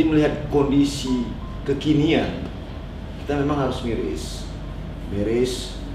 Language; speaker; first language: Indonesian; native; Indonesian